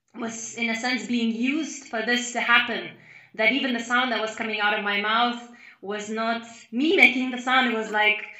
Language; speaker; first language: English; non-native, fluent; Lithuanian